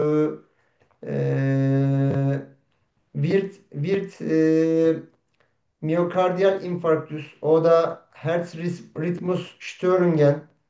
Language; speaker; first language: German; non-native, learner; Turkish